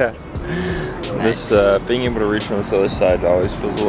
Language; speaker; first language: English; native; English